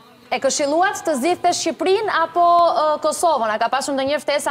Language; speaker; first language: Albanian; native; Albanian